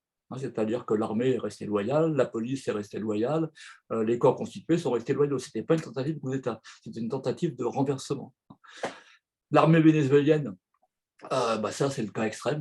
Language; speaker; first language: French; native; French